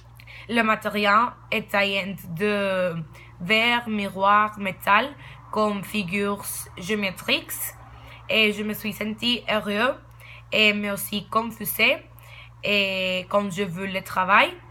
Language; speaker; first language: French; non-native, learner; Spanish